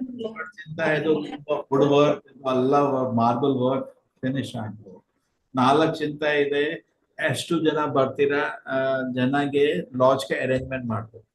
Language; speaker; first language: Kannada; non-native, learner; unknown